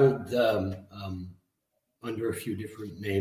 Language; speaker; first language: English; native; English